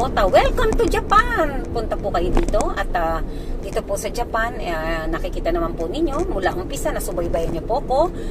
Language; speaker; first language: Filipino; native; Filipino